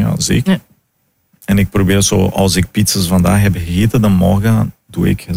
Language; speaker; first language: Dutch; non-native, learner; Portuguese